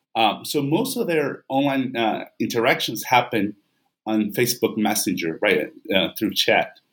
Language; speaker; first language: English; non-native, fluent; Portuguese